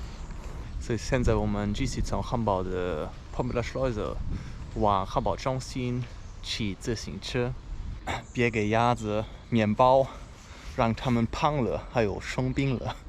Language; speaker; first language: Chinese; non-native, fluent; German